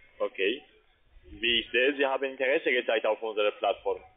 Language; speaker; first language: German; non-native, learner; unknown